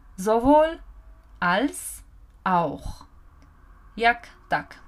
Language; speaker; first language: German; non-native, fluent; Czech